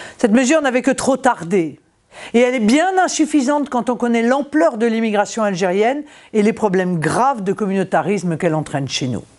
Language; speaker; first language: French; native; French